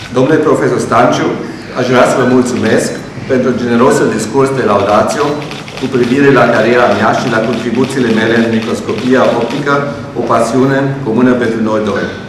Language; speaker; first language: Romanian; non-native, local second language; German